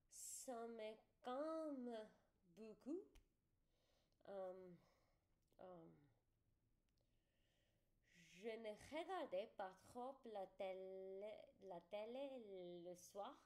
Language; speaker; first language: French; non-native, learner; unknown